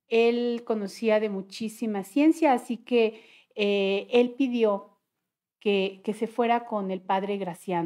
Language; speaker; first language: Spanish; native; Spanish